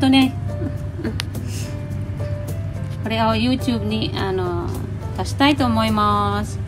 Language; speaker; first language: Japanese; non-native, fluent; Filipino